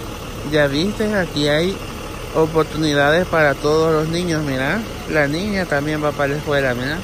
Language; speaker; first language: Spanish; native; Spanish